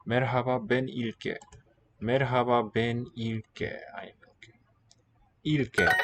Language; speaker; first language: Turkish; non-native, learner; English